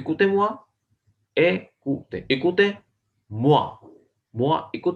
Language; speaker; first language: French; non-native, fluent; Urdu